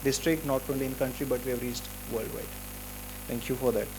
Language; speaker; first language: English; non-native, local second language; Marathi